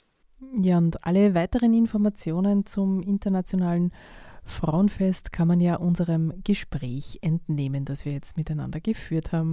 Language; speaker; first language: German; native; German